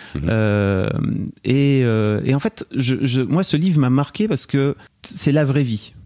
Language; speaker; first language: French; native; French